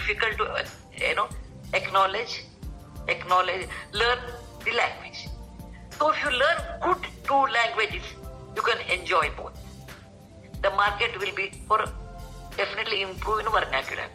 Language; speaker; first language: English; non-native, local second language; Kannada